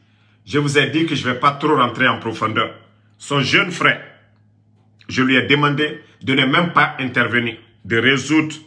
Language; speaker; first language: French; non-native, local second language; Susu